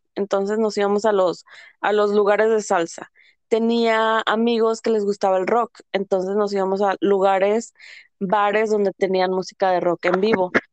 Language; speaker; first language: Spanish; early bilingual, heritage; Spanish